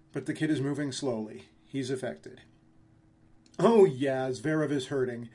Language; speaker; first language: English; native; English